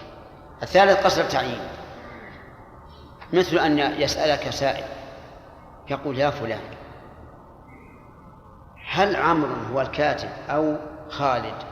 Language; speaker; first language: Arabic; native; Arabic